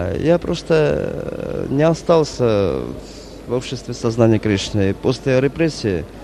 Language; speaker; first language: Russian; non-native, local second language; Armenian